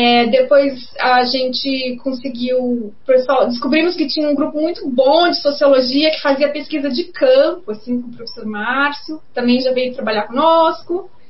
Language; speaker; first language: Portuguese; native; Portuguese